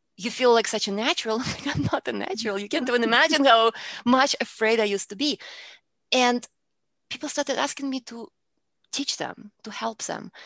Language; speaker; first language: English; non-native, fluent; Russian